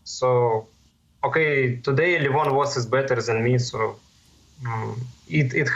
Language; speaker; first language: English; non-native, learner; Russian